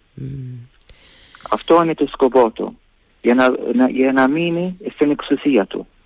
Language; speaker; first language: Greek; non-native, learner; Arabic